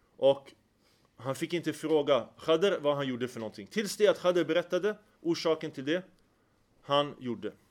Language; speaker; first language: Swedish; early bilingual, other home language; Arabic